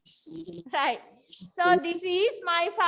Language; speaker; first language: English; non-native, fluent; Sinhala